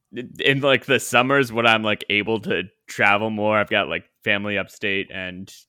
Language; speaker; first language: English; native; English